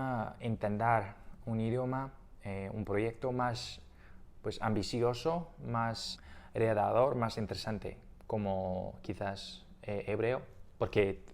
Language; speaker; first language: Spanish; non-native, fluent; Chinese